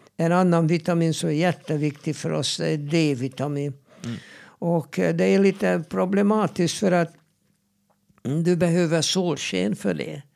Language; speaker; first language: Swedish; non-native, fluent; Hungarian